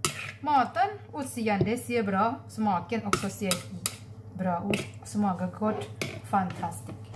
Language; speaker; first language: Swedish; non-native, learner; Thai